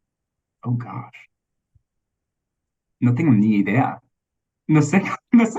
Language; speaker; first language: Spanish; non-native, fluent; English